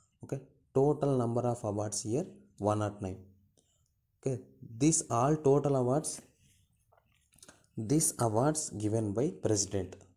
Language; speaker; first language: English; non-native, local second language; Telugu